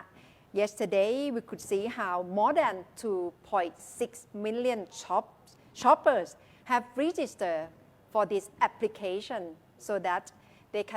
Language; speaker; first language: English; non-native, fluent; Thai